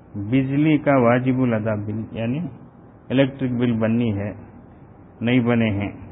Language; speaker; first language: Urdu; native; Urdu